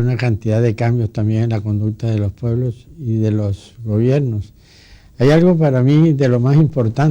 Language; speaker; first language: Spanish; native; Spanish